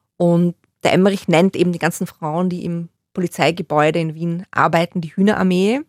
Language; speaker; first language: German; native; German